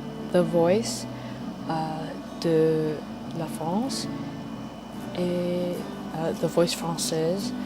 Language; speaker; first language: French; non-native, learner; English